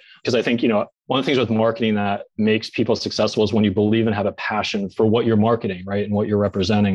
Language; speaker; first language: English; native; English